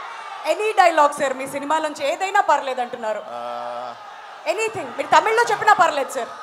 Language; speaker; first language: Telugu; native; Telugu